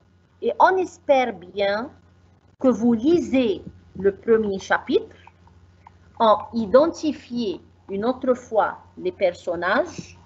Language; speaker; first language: French; non-native, fluent; Arabic